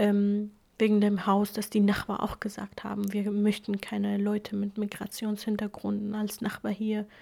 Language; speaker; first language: German; non-native, fluent; Kurdish